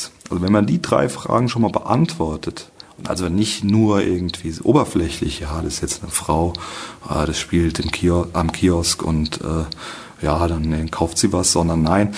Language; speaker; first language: German; native; German